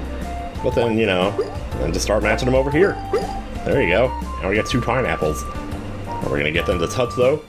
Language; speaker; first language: English; native; English